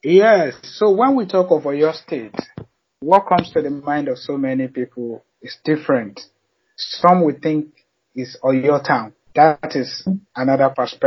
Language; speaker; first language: English; non-native, local second language; Yoruba